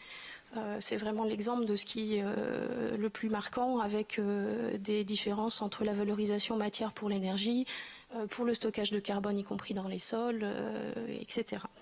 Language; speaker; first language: French; native; French